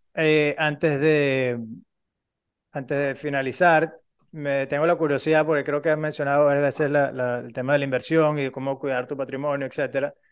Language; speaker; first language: Spanish; native; Spanish